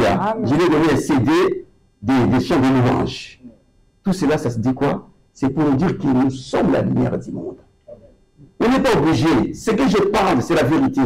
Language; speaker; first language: French; non-native, local second language; Lingala